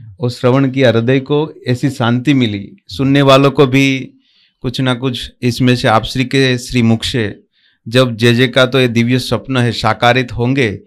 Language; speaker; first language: Hindi; non-native, local second language; Gujarati